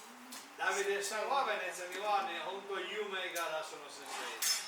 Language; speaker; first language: Japanese; non-native, learner; Italian